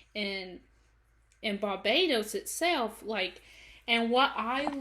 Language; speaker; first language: English; native; English